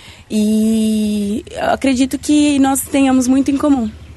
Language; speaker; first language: Portuguese; native; Portuguese